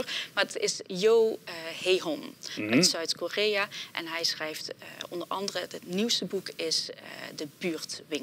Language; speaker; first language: Dutch; native; Dutch